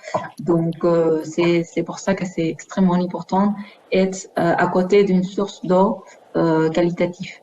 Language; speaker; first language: French; non-native, fluent; Spanish